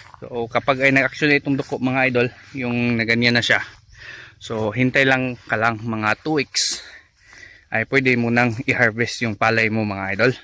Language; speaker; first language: Filipino; non-native, local second language; Cebuano